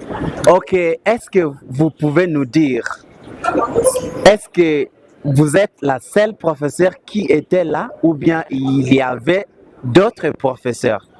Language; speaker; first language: French; non-native, fluent; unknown